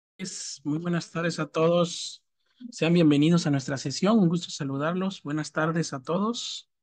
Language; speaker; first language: Spanish; native; Spanish